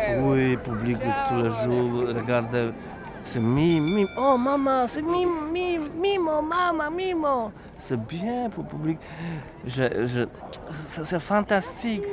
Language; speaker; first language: French; non-native, learner; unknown